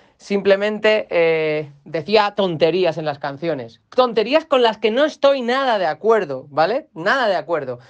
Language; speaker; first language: Spanish; native; Spanish